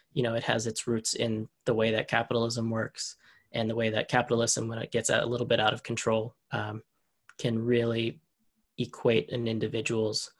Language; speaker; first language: English; native; English